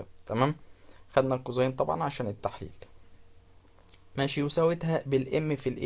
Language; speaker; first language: Arabic; native; Arabic